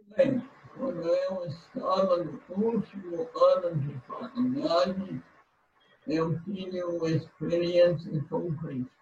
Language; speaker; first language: Portuguese; non-native, learner; English